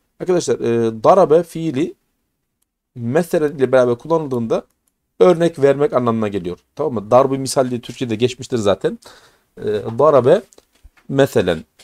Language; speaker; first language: Turkish; native; Turkish